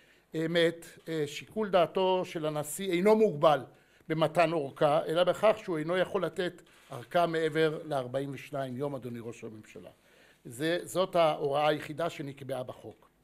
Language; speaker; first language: Hebrew; native; Hebrew